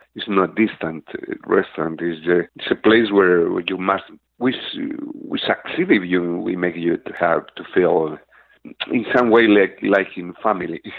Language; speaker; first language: English; non-native, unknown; Spanish